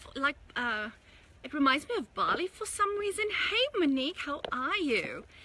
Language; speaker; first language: English; native; English